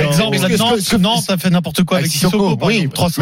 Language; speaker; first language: French; native; French